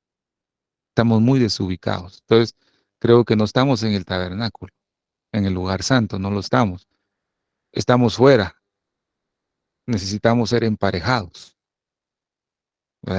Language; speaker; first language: Spanish; native; Spanish